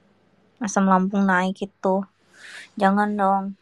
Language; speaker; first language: Indonesian; native; Indonesian